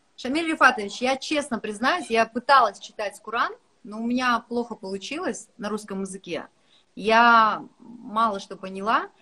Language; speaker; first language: Russian; native; Russian